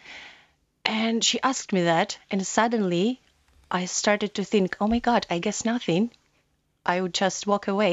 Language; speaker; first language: English; non-native, learner; Ukrainian